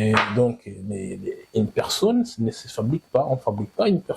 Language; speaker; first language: French; non-native, fluent; Kinyarwanda